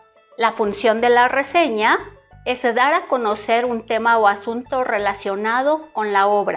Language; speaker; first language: Spanish; native; Spanish